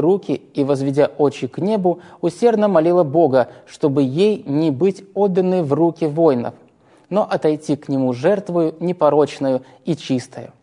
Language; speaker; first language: Russian; native; Russian